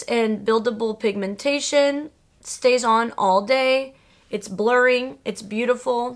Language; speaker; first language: English; early bilingual, other home language; Spanish